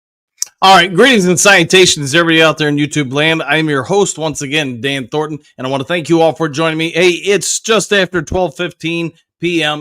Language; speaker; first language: English; native; English